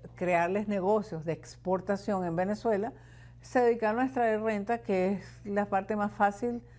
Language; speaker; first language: Spanish; native; Spanish